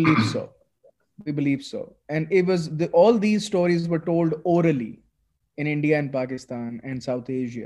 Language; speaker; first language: English; non-native, local second language; Urdu